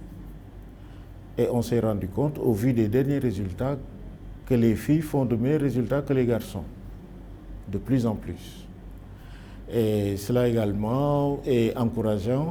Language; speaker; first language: French; non-native, local second language; Wolof